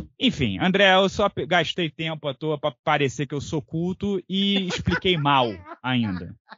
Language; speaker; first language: Portuguese; native; Portuguese